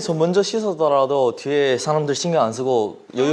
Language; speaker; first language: Korean; non-native, fluent; Chinese